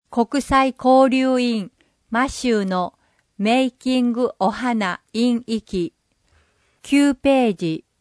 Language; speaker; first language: Japanese; non-native, fluent; English